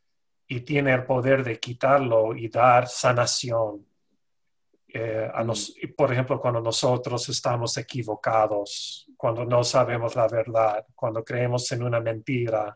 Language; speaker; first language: Spanish; non-native, fluent; English